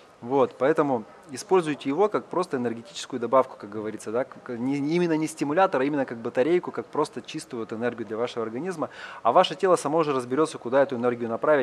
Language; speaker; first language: Russian; native; Russian